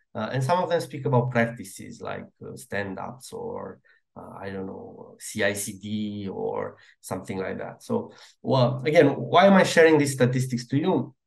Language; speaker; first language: English; non-native, fluent; Romanian